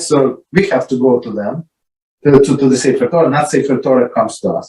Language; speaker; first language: English; non-native, fluent; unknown